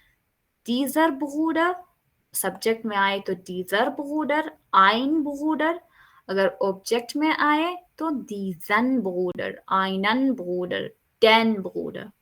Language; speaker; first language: German; non-native, fluent; Urdu